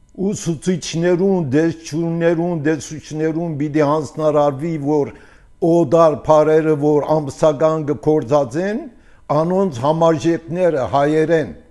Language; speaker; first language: Armenian; early bilingual, heritage; Armenian